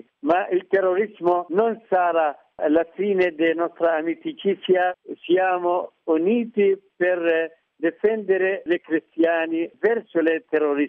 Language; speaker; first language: Italian; non-native, learner; Arabic